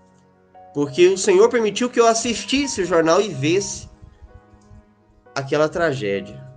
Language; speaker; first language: Portuguese; native; Portuguese